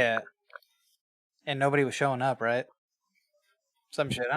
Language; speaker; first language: English; native; English